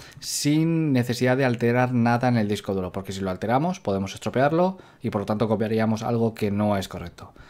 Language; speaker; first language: Spanish; native; Spanish